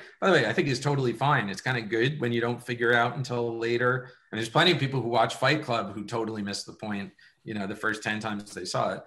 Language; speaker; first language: English; native; English